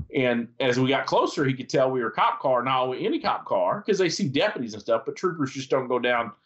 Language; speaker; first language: English; native; English